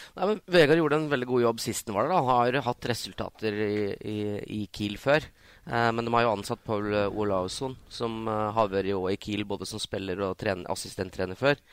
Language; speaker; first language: Norwegian; native; Norwegian